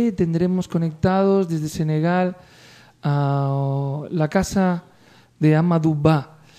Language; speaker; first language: Spanish; native; Spanish